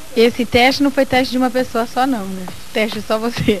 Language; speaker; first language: Portuguese; native; Portuguese